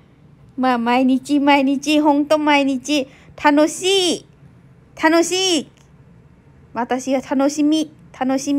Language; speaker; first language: Japanese; non-native, learner; Thai